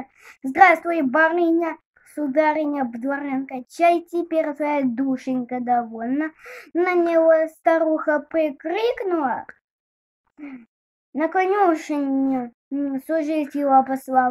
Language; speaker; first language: Russian; native; Russian